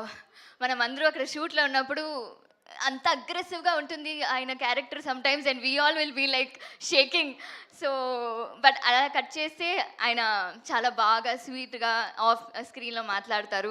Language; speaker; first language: Telugu; non-native, fluent; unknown